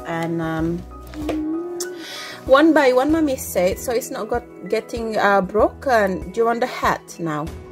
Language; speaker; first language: English; non-native, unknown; Indonesian